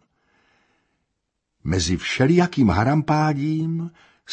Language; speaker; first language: Czech; native; Czech